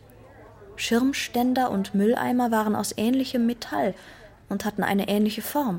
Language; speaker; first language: German; non-native, fluent; Persian